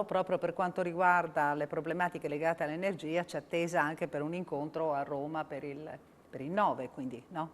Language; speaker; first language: Italian; native; Italian